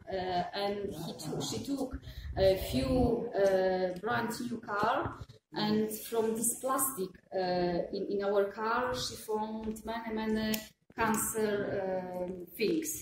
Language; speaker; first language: English; non-native, fluent; Polish